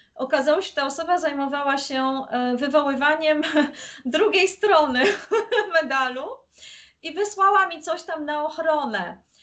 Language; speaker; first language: Polish; native; Polish